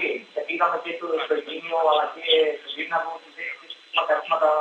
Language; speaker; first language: Greek; native; Greek